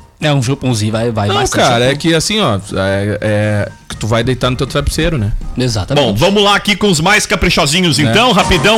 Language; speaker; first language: Portuguese; native; Portuguese